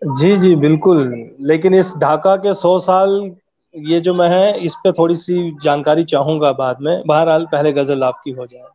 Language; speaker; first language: Urdu; native; Urdu